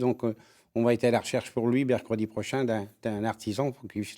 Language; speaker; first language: French; native; French